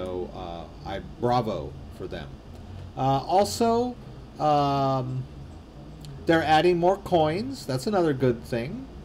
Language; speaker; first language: English; native; English